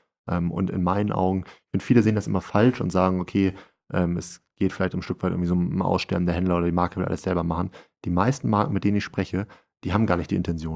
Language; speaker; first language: German; native; German